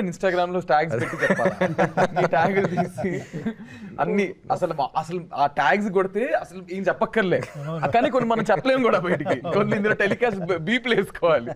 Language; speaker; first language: Telugu; native; Telugu